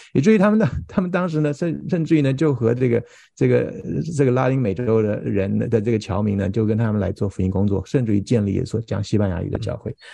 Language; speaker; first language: Chinese; early bilingual, heritage; Chinese